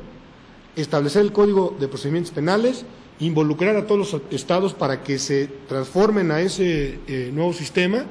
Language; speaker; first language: Spanish; native; Spanish